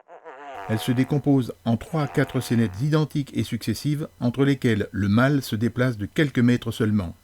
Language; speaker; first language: French; native; French